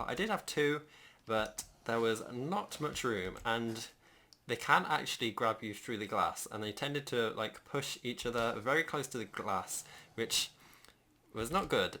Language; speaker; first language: English; native; English